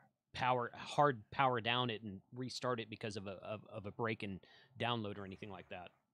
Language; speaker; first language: English; native; English